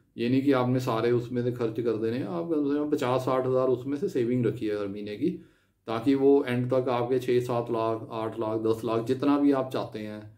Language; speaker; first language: Hindi; non-native, local second language; Punjabi